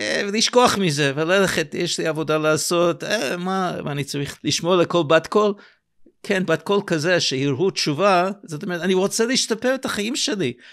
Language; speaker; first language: Hebrew; non-native, fluent; English